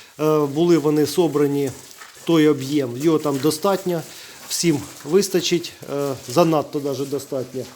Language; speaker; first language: Ukrainian; native; Ukrainian